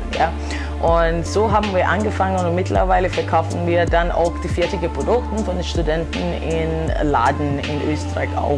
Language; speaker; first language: German; non-native, fluent; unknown